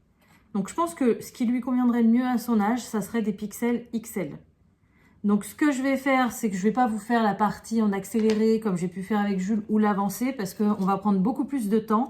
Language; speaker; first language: French; native; French